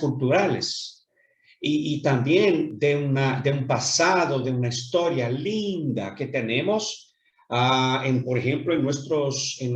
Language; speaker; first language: Spanish; non-native, fluent; Portuguese